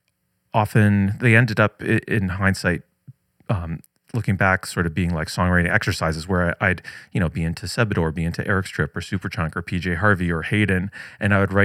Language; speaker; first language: English; native; English